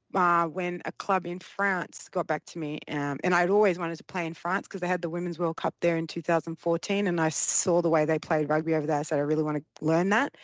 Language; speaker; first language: English; early bilingual, other home language; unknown